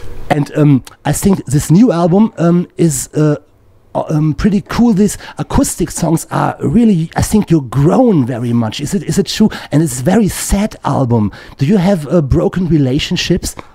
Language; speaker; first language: English; non-native, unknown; German